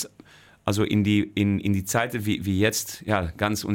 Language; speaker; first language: German; non-native, fluent; Dutch